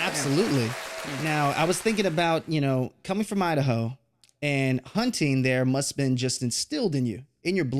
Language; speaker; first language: English; native; English